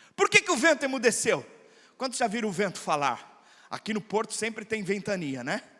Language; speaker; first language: Portuguese; native; Portuguese